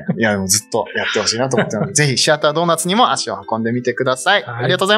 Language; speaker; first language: Japanese; native; Japanese